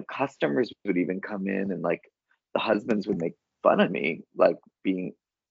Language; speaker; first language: English; native; English